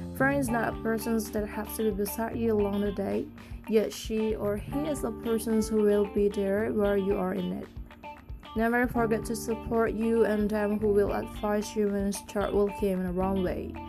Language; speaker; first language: English; non-native, learner; Indonesian